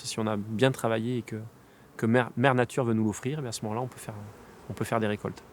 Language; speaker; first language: French; native; French